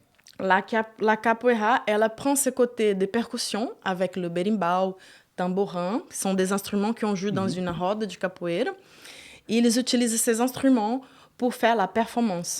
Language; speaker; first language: French; non-native, fluent; Portuguese